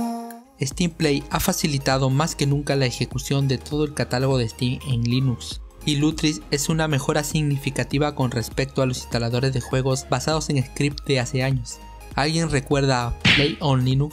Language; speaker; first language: Spanish; native; Spanish